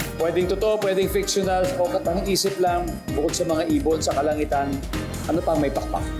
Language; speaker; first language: Filipino; native; Filipino